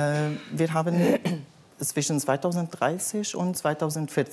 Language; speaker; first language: German; non-native, learner; Arabic